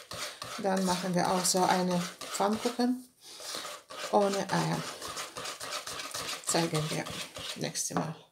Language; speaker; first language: German; non-native, learner; Bulgarian